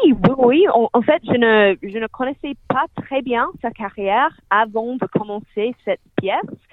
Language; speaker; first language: French; non-native, fluent; English